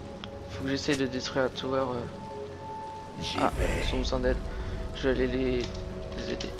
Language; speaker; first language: French; native; French